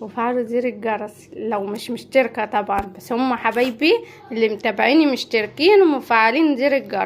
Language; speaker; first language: Arabic; native; Arabic